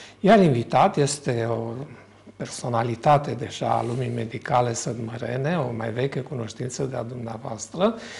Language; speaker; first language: Romanian; native; Romanian